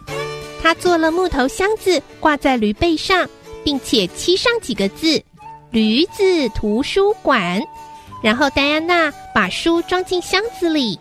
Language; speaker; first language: Chinese; native; Chinese